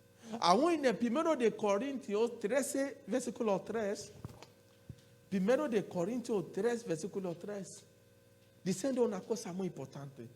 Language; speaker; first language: Spanish; non-native, learner; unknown